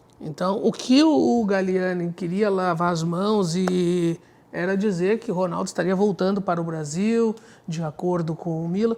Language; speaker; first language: Portuguese; native; Portuguese